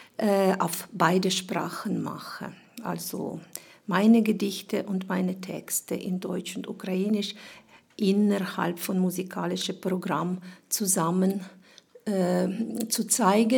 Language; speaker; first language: German; non-native, fluent; Ukrainian